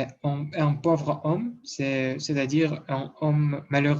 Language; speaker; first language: French; non-native, learner; Russian